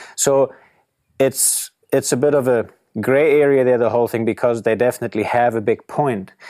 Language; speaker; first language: English; non-native, fluent; German